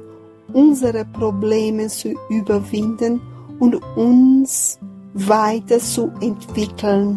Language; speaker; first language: German; non-native, fluent; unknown